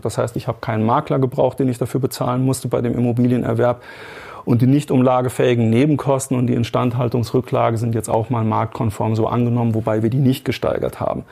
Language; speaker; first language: German; native; German